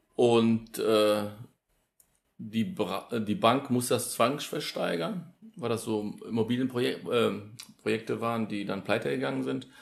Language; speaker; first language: German; early bilingual, other home language; Polish